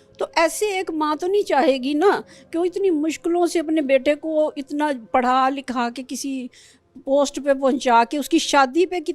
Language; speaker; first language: Urdu; non-native, local second language; Pashto